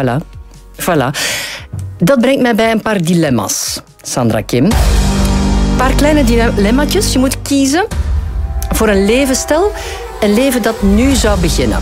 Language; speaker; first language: Dutch; native; Dutch